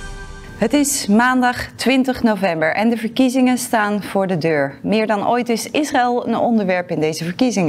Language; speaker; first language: Dutch; native; Dutch